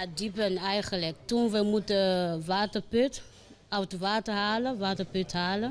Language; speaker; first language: Dutch; non-native, learner; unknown